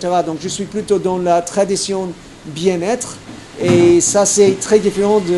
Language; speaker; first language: French; non-native, fluent; English